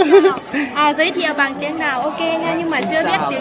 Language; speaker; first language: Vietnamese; non-native, learner; Lao